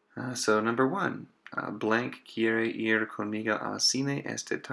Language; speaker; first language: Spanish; non-native, fluent; English